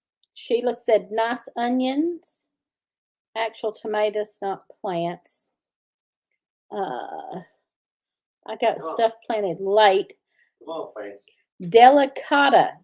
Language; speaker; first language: English; native; English